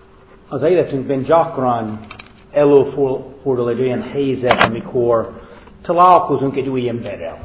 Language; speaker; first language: Hungarian; non-native, fluent; English